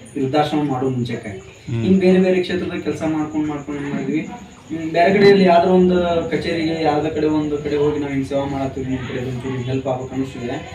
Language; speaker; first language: Kannada; native; Kannada